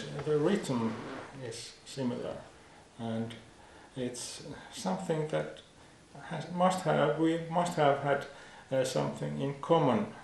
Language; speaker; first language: English; non-native, fluent; Finnish